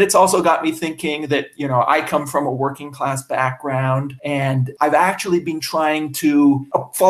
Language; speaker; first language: English; native; English